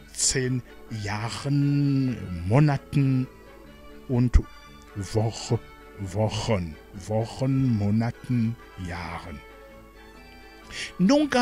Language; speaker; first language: German; non-native, fluent; Rundi